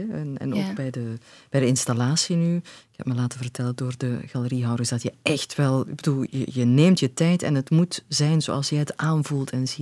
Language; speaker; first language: Dutch; native; Dutch